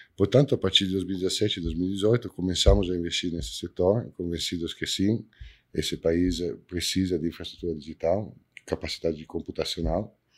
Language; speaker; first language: Portuguese; non-native, fluent; Italian